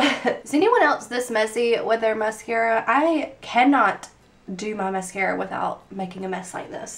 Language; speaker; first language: English; native; English